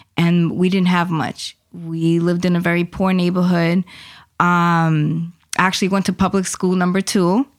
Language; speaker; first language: English; early bilingual, other home language; Spanish